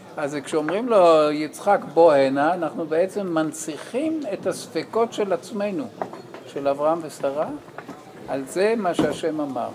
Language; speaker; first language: Hebrew; non-native, fluent; English